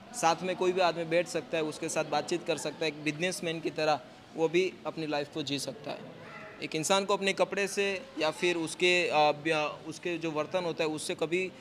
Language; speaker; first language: Hindi; non-native, local second language; Gujarati